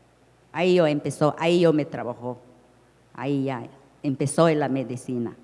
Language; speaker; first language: Spanish; non-native, local second language; Shipibo-Conibo